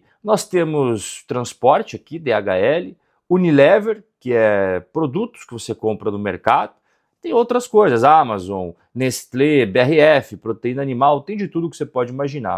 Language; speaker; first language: Portuguese; native; Portuguese